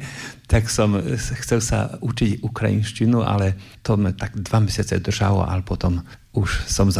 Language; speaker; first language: Slovak; non-native, fluent; Polish